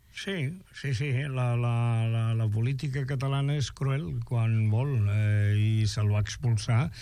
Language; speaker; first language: Catalan; non-native, local second language; Spanish